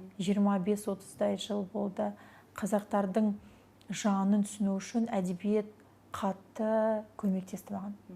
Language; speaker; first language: Kazakh; non-native, local second language; Russian